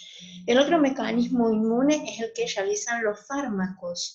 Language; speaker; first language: Spanish; native; Spanish